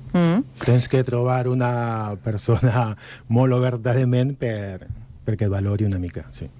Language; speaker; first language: Catalan; non-native, learner; Spanish